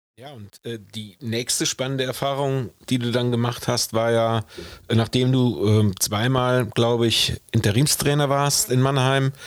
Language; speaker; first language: German; native; German